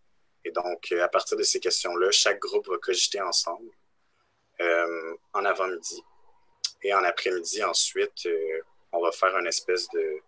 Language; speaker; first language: French; native; French